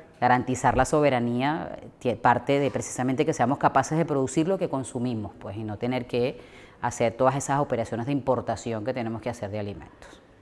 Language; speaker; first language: Spanish; native; Spanish